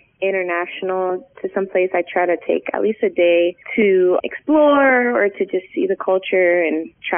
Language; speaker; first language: English; native; English